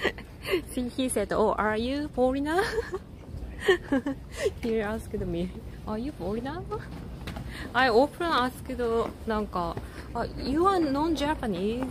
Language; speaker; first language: English; non-native, learner; Japanese